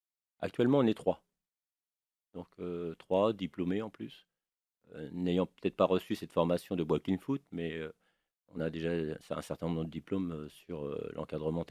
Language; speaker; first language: French; native; French